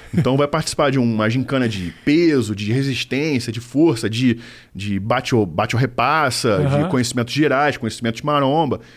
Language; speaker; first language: Portuguese; native; Portuguese